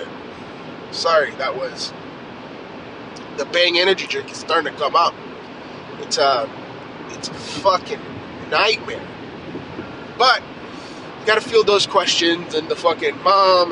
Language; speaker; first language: English; native; English